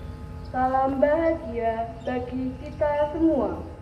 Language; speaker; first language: Indonesian; native; Indonesian